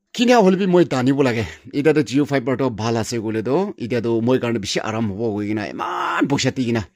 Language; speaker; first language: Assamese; non-native, local second language; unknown